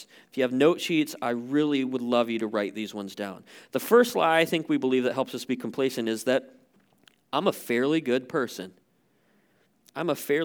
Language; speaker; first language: English; native; English